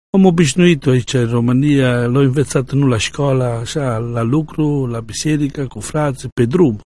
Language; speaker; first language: Romanian; non-native, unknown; Italian